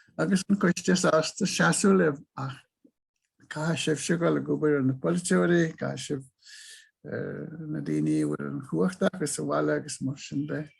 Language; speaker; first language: Irish; native; Irish